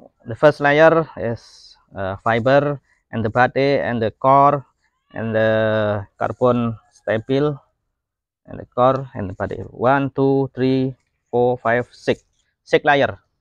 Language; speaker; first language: English; non-native, learner; Indonesian